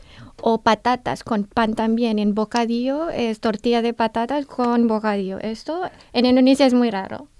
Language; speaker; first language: Spanish; non-native, learner; Indonesian